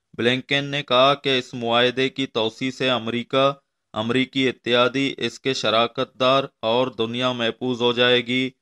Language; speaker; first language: Urdu; non-native, local second language; Baluchi